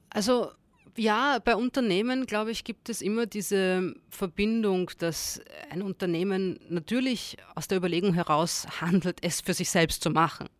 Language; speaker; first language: German; early bilingual, other home language; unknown